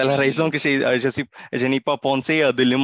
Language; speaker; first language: French; non-native, fluent; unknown